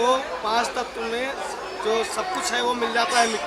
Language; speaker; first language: Hindi; native; Hindi